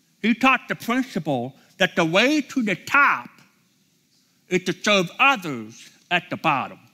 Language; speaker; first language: English; native; English